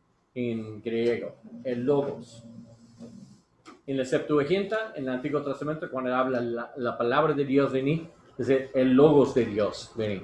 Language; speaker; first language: Spanish; non-native, learner; English